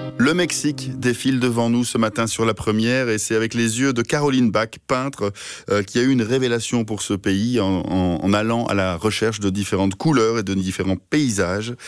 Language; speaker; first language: French; native; French